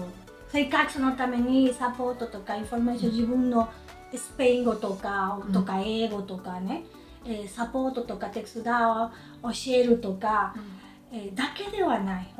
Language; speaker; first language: Japanese; non-native, learner; Spanish